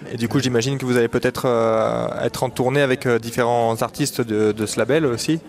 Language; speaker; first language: French; native; French